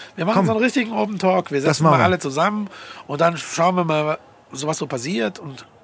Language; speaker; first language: German; native; German